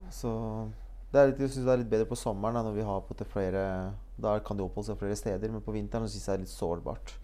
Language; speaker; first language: Norwegian; early bilingual, other home language; Bosnian